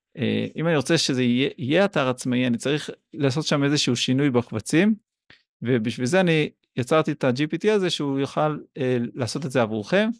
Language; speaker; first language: Hebrew; native; Hebrew